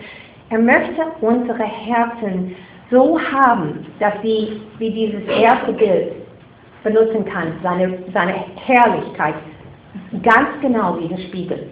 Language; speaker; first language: German; non-native, fluent; English